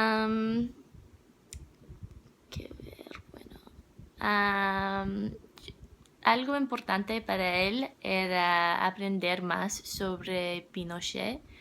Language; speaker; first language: Spanish; non-native, learner; English